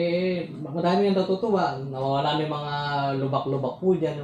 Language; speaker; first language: Filipino; native; Filipino